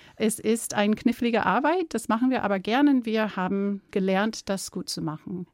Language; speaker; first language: German; non-native, fluent; English